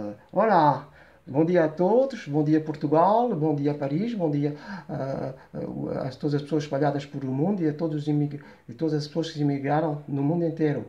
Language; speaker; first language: Portuguese; early bilingual, heritage; Portuguese